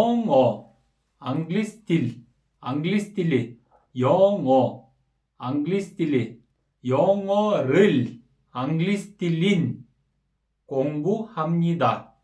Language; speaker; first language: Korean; non-native, fluent; Kyrgyz